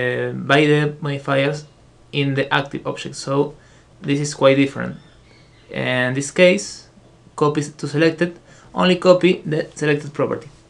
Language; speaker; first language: English; non-native, fluent; Spanish